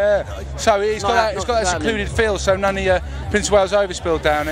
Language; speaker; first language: English; native; English